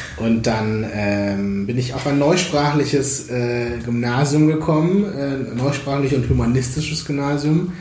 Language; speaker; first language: German; native; German